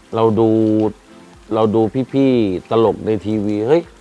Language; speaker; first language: Thai; native; Thai